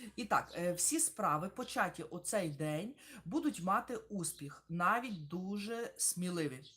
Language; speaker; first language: Ukrainian; native; Ukrainian